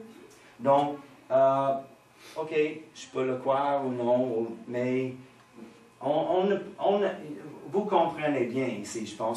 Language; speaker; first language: French; non-native, fluent; English